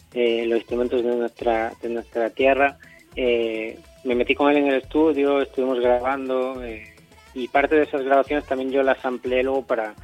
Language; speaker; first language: Spanish; native; Spanish